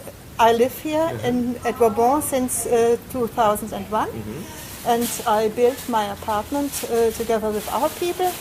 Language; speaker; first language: English; non-native, fluent; German